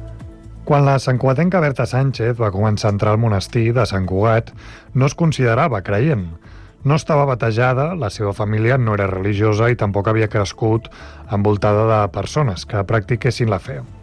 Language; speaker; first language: Catalan; native; Catalan